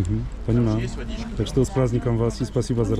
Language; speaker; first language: Russian; non-native, fluent; Polish